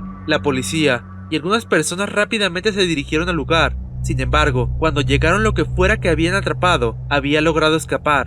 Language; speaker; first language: Spanish; native; Spanish